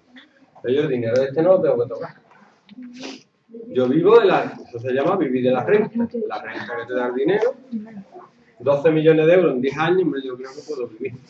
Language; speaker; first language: Spanish; native; Spanish